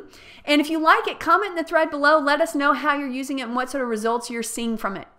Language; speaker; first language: English; native; English